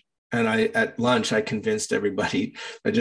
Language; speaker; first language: English; native; English